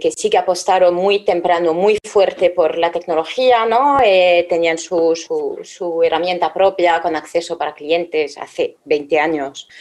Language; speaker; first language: Spanish; non-native, fluent; French